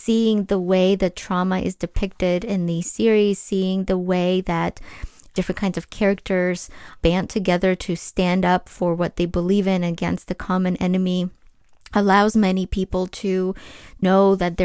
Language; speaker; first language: English; non-native, fluent; Ukrainian